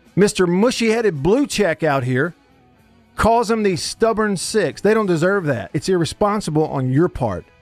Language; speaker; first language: English; native; English